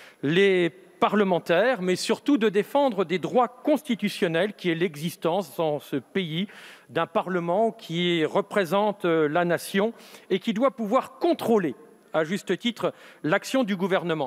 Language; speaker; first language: French; native; French